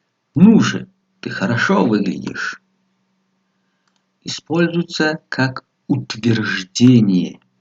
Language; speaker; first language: Russian; non-native, local second language; Tajik